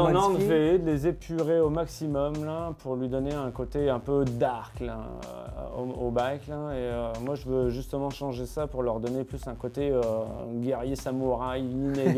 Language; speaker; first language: French; native; French